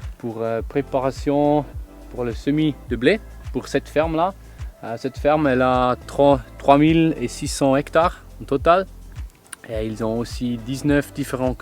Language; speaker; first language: French; non-native, fluent; German